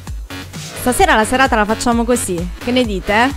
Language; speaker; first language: Italian; native; Italian